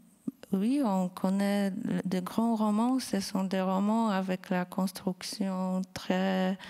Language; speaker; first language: French; non-native, fluent; Polish